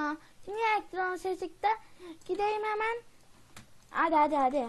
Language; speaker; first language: Turkish; native; Turkish